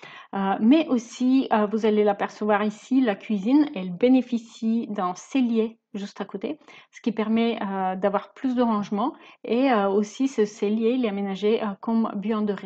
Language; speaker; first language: French; native; French